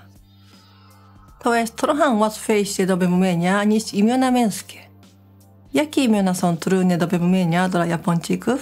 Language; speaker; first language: Polish; non-native, fluent; Japanese